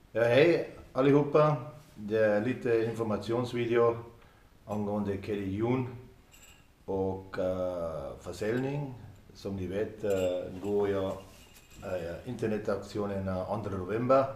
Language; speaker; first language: Swedish; non-native, fluent; German